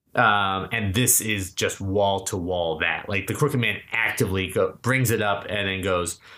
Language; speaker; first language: English; native; English